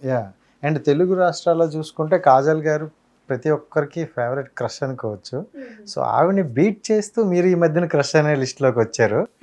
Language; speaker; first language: Telugu; native; Telugu